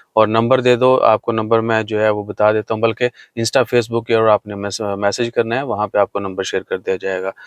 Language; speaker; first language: Urdu; non-native, local second language; Punjabi